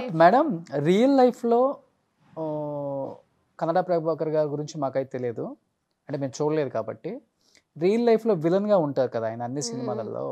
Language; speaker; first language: Telugu; native; Telugu